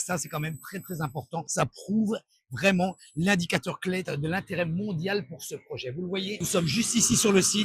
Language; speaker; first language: French; native; French